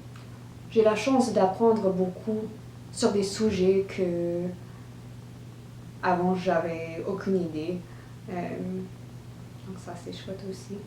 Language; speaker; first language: French; non-native, fluent; English